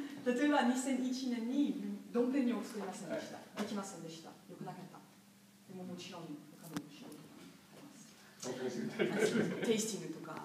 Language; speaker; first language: Japanese; non-native, learner; French